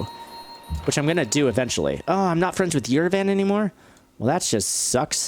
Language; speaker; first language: English; native; English